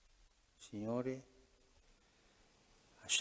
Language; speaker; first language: Italian; non-native, fluent; Spanish